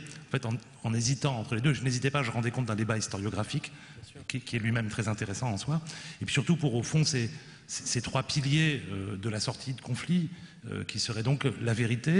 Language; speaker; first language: French; native; French